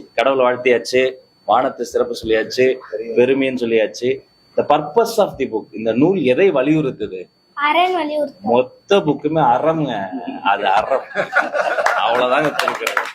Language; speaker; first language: Tamil; native; Tamil